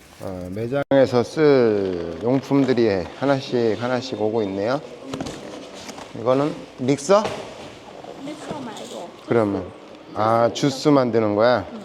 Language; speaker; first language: Korean; native; Korean